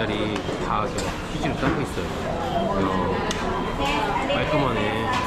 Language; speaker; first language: Korean; native; Korean